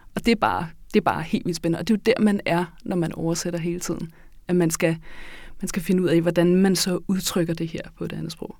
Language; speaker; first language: Danish; early bilingual, other home language; Norwegian